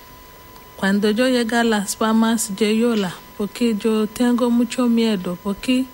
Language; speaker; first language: Spanish; non-native, learner; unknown